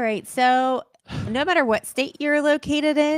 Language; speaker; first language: English; native; English